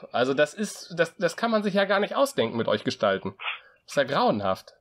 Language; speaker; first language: German; native; German